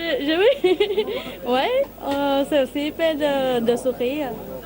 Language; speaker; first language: French; non-native, learner; Thai